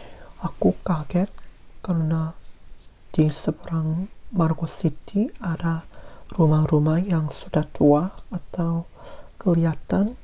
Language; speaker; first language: Indonesian; non-native, fluent; Korean